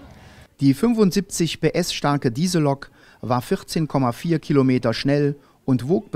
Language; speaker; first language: German; native; German